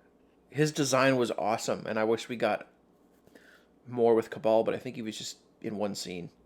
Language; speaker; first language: English; native; English